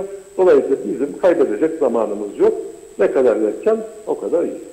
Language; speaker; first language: Turkish; native; Turkish